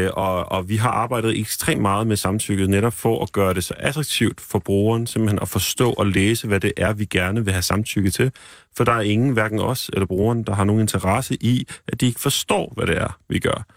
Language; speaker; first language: Danish; native; Danish